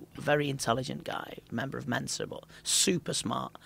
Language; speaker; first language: English; native; English